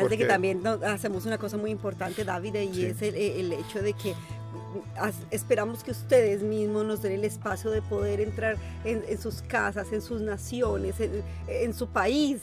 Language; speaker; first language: Spanish; native; Spanish